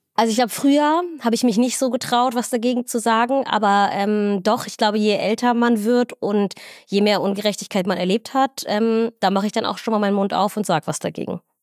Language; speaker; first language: German; early bilingual, other home language; Somali